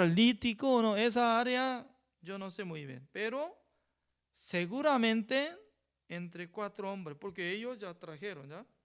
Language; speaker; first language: Spanish; non-native, fluent; Korean